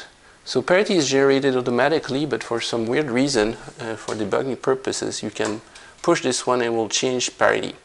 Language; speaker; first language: English; non-native, fluent; French